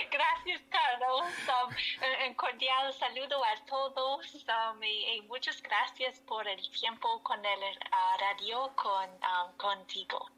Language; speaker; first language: Spanish; non-native, learner; French